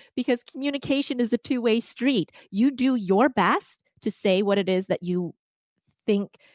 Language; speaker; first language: English; non-native, fluent; Cantonese